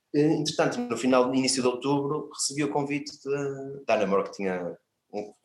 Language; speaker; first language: Portuguese; native; Portuguese